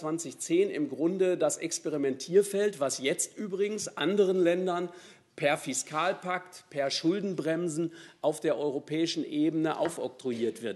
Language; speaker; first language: German; native; German